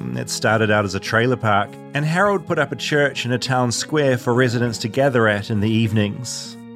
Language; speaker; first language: English; native; English